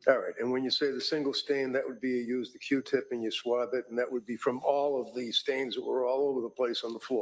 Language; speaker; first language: English; native; English